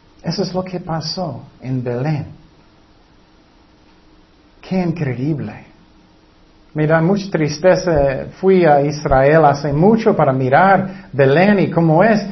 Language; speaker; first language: Spanish; non-native, fluent; English